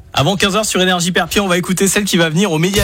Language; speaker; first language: French; native; French